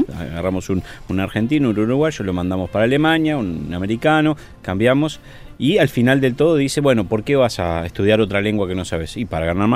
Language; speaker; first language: Spanish; native; Spanish